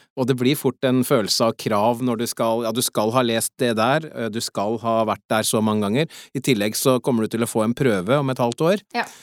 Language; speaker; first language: Norwegian; native; Norwegian